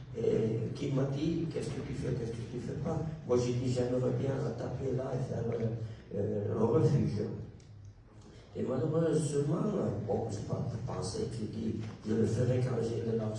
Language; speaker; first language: French; non-native, local second language; Italian